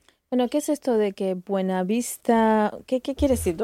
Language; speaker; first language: Spanish; native; Spanish